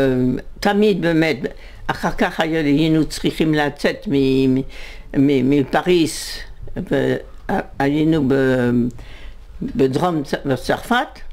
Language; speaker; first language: Hebrew; non-native, fluent; French